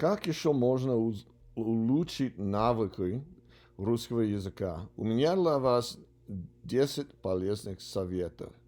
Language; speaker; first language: Russian; non-native, learner; English